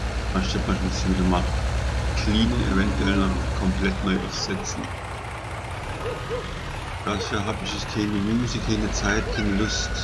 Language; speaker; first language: German; native; German